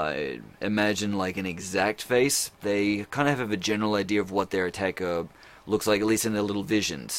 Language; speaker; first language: English; native; English